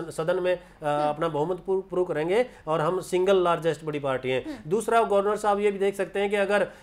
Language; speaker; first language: Hindi; native; Hindi